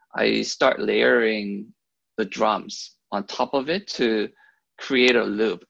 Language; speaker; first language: English; early bilingual, other home language; Korean